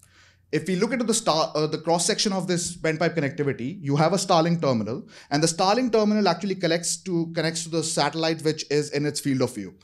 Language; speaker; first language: English; non-native, fluent; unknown